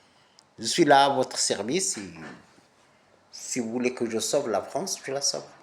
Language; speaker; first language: French; non-native, local second language; Arabic